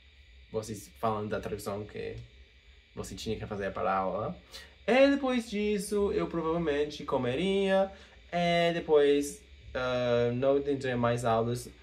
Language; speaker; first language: Portuguese; non-native, fluent; English